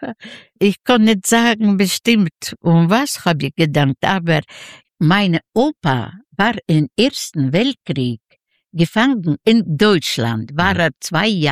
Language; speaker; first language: German; non-native, learner; Yiddish